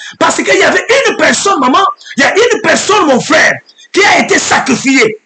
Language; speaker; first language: French; non-native, local second language; Lingala